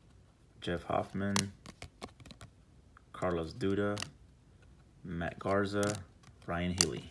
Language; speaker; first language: English; native; English